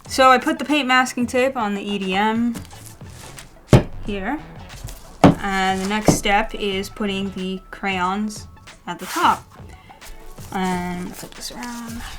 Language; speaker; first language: English; native; English